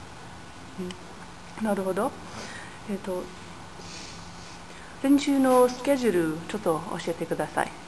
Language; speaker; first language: Japanese; non-native, learner; English